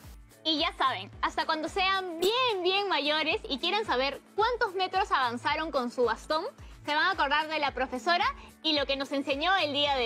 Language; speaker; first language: Spanish; native; Spanish